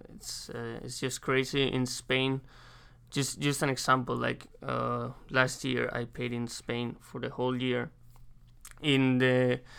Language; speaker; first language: English; non-native, fluent; Spanish